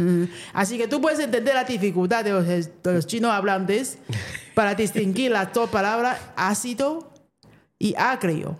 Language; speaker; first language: Spanish; non-native, fluent; Chinese